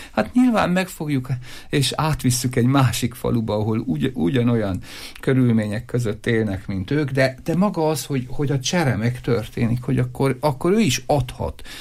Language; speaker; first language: Hungarian; native; Hungarian